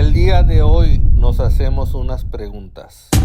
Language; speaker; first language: Spanish; native; Spanish